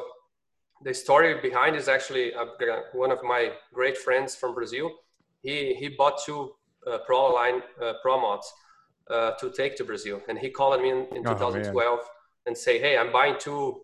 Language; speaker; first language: English; non-native, fluent; Portuguese